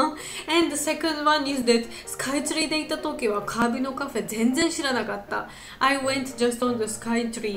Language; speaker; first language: Japanese; non-native, learner; Georgian